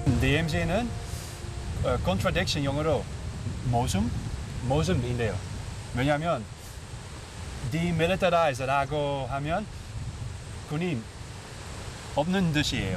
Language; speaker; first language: Korean; non-native, learner; Dutch